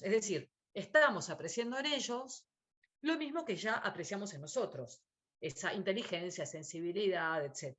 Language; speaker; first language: Spanish; native; Spanish